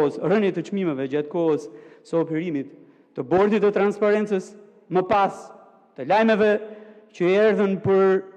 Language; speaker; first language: Albanian; native; Albanian